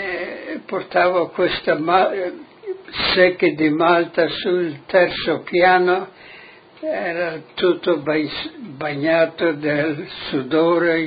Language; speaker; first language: Italian; non-native, local second language; Friulian